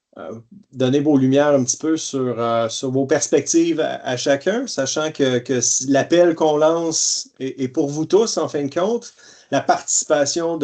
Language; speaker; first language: French; native; French